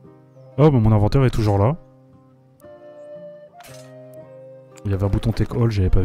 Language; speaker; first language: French; native; French